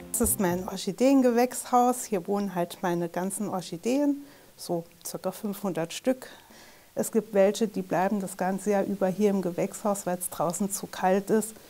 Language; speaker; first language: German; native; German